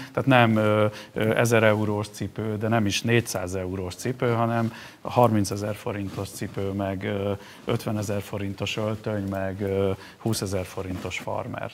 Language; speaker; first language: Hungarian; native; Hungarian